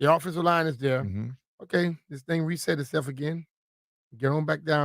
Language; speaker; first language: English; native; English